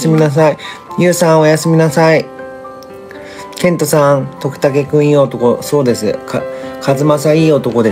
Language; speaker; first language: Japanese; native; Japanese